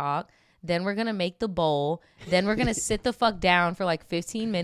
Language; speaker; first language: English; native; English